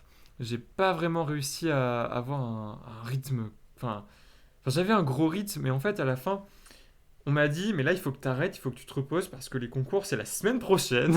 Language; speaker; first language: French; native; French